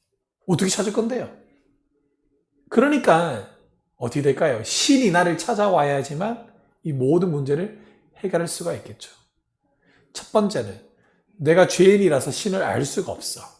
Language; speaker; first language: Korean; native; Korean